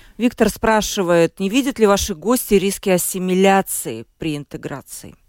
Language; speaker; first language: Russian; native; Russian